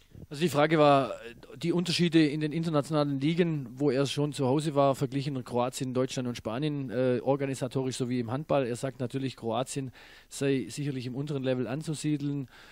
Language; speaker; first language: German; native; German